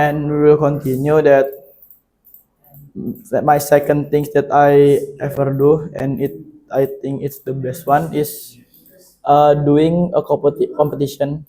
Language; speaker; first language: English; non-native, learner; Indonesian